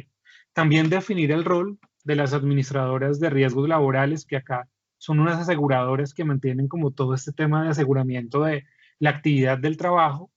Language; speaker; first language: Spanish; native; Spanish